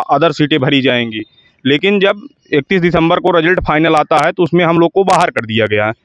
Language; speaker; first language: Hindi; native; Hindi